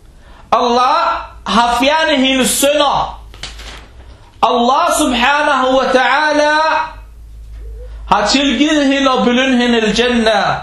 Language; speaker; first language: Danish; early bilingual, other home language; Arabic